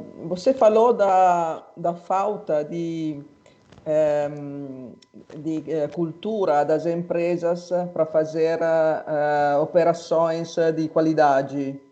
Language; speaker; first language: Portuguese; non-native, fluent; Italian